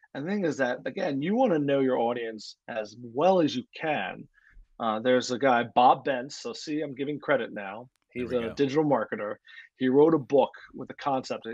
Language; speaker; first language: English; native; English